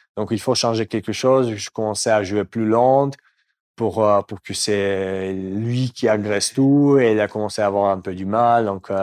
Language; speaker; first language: French; non-native, fluent; Russian